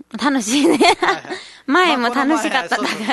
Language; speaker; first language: Japanese; non-native, learner; Nepali